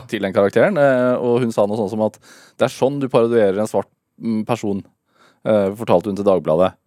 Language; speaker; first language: Norwegian; native; Norwegian